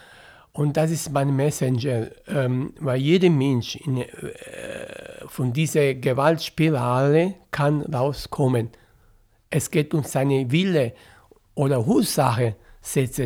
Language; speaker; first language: German; non-native, fluent; Italian